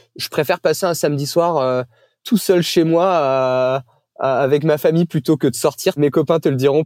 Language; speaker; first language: French; native; French